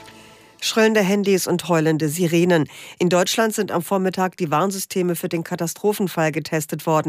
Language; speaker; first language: German; native; German